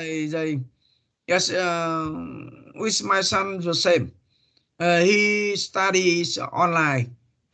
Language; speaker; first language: English; non-native, learner; Vietnamese